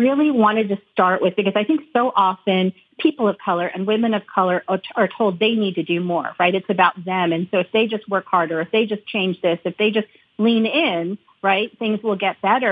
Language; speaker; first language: English; native; English